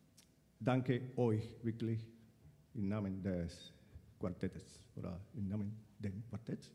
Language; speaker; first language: German; non-native, fluent; Spanish